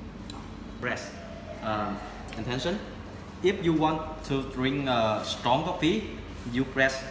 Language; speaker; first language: English; non-native, learner; Vietnamese